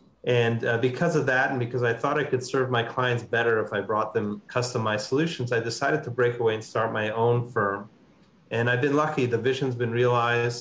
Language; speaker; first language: English; native; English